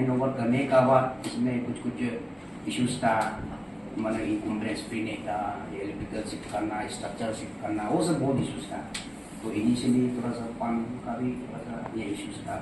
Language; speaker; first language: Hindi; non-native, local second language; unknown